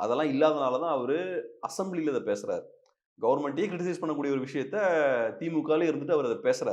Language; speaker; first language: Tamil; native; Tamil